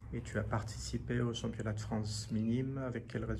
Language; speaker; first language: French; native; French